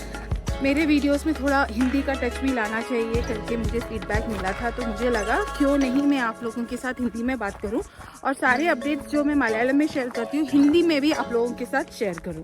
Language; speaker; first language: Hindi; non-native, local second language; Malayalam